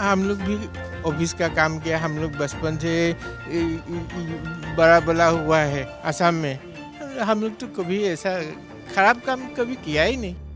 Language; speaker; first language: Hindi; non-native, local second language; Assamese